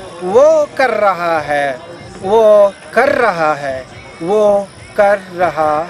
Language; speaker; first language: Hindi; non-native, fluent; Arabic